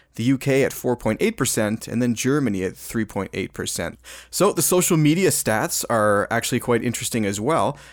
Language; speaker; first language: English; native; English